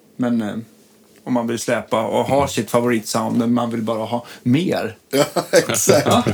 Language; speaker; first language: Swedish; native; Swedish